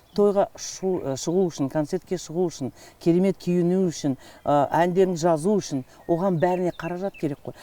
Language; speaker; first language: Kazakh; native; Kazakh